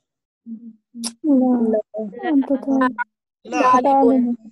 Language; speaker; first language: Arabic; non-native, learner; Urdu